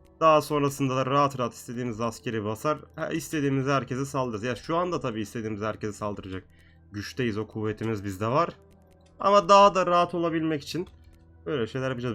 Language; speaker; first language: Turkish; native; Turkish